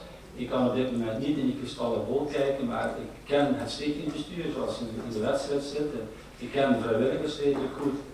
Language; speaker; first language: Dutch; native; Dutch